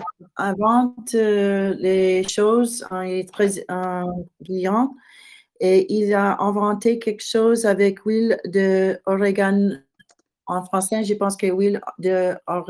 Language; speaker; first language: French; non-native, learner; English